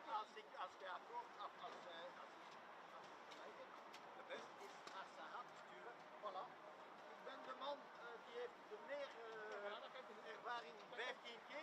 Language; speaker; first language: Dutch; non-native, fluent; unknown